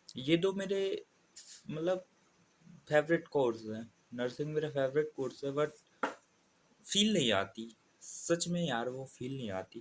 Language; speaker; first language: Hindi; native; Hindi